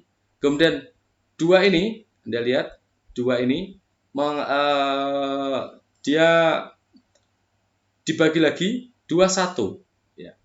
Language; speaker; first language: Indonesian; native; Indonesian